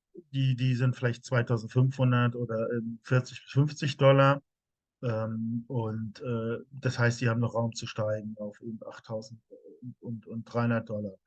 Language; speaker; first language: German; native; German